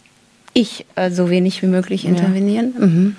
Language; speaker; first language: German; non-native, fluent; French